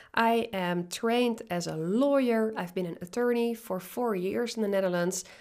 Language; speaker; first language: English; non-native, fluent; Dutch